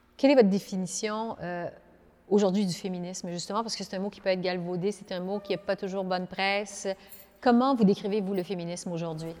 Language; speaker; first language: French; native; French